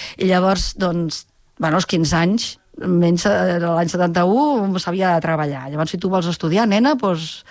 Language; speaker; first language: Catalan; native; Catalan